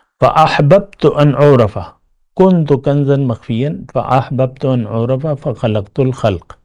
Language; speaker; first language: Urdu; non-native, local second language; Pashto